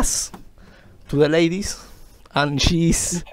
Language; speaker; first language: English; non-native, learner; Spanish